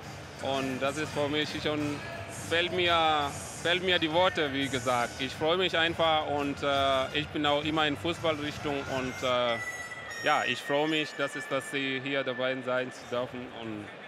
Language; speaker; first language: German; non-native, learner; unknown